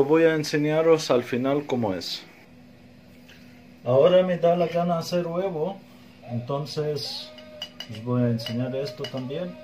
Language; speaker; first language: Spanish; non-native, fluent; Arabic